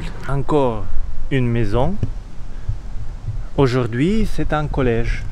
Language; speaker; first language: French; non-native, learner; Russian